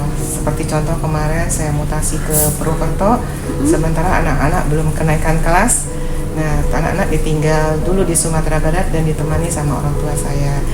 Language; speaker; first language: Indonesian; non-native, local second language; Minangkabau